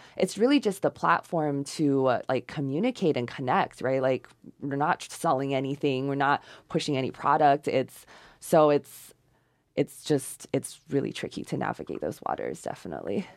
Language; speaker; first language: English; non-native, fluent; Chinese